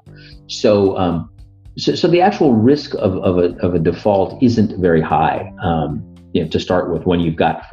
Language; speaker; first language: English; native; English